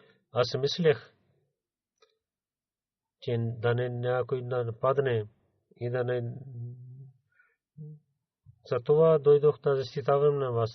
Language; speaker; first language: Bulgarian; non-native, fluent; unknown